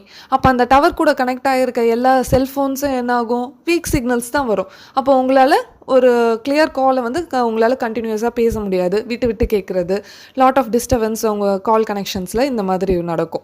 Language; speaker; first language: Tamil; native; Tamil